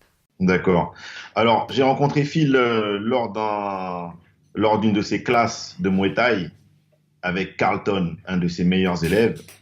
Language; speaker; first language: French; native; French